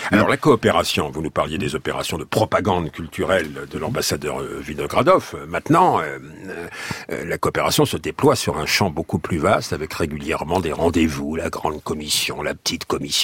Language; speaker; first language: French; native; French